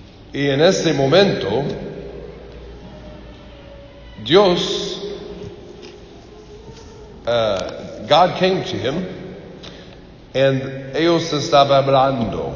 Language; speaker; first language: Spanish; non-native, learner; English